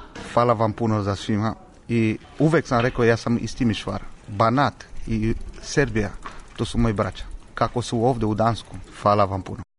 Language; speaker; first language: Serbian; non-native, learner; Romanian